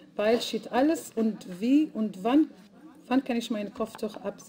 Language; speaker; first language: German; non-native, fluent; Arabic